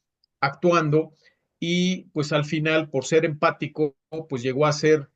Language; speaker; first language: Spanish; native; Spanish